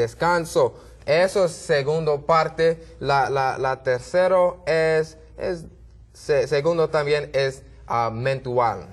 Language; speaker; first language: Spanish; non-native, learner; English